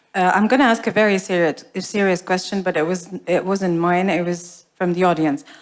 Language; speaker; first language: English; non-native, fluent; Lithuanian